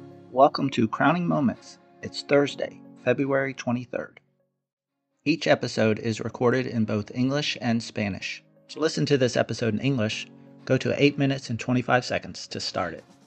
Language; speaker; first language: English; native; English